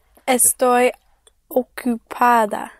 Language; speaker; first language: Spanish; non-native, learner; English